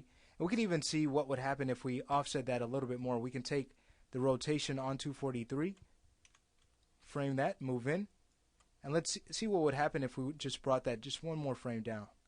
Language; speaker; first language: English; native; English